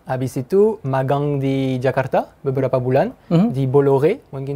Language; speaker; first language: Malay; non-native, fluent; French